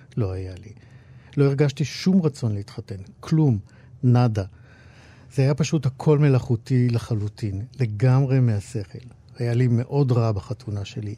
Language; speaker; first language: Hebrew; native; Hebrew